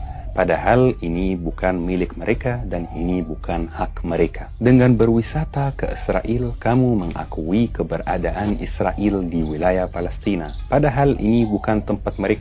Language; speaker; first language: Indonesian; non-native, fluent; Arabic